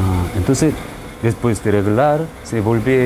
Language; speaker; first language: Spanish; non-native, learner; Korean